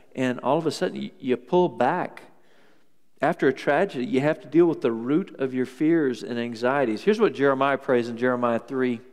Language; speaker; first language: English; native; English